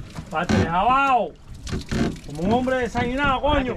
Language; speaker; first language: Spanish; early bilingual, heritage; Spanish